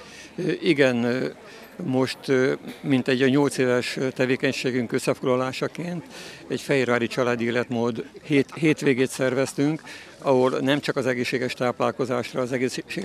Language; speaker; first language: Hungarian; native; Hungarian